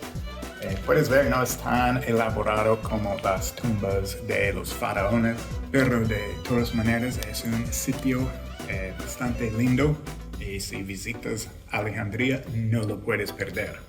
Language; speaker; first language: Spanish; non-native, fluent; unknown